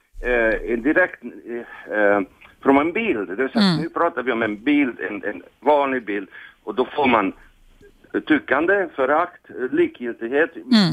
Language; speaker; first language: Swedish; non-native, fluent; Hungarian